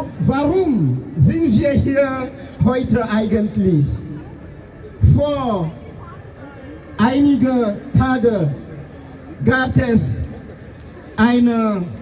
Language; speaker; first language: German; non-native, fluent; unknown